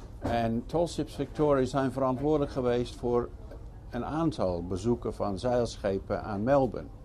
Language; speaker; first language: Dutch; native; Dutch